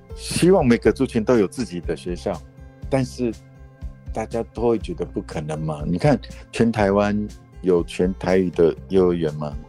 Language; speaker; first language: Chinese; non-native, local second language; Amis